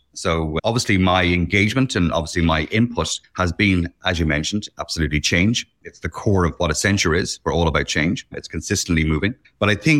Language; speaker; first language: English; native; English